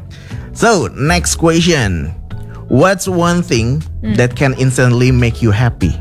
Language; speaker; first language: English; non-native, fluent; Indonesian